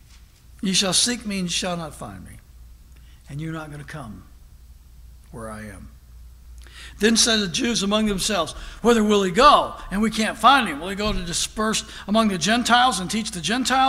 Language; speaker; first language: English; native; English